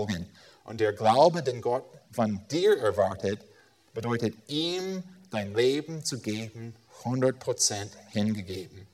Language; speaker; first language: German; non-native, fluent; English